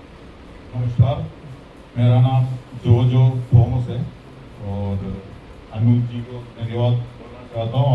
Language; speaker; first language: Hindi; non-native, local second language; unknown